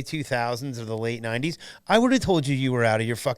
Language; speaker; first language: English; native; English